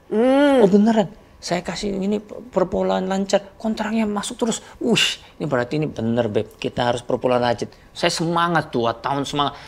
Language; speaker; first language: Indonesian; non-native, fluent; Korean